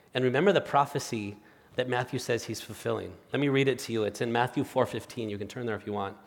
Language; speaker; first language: English; non-native, fluent; Spanish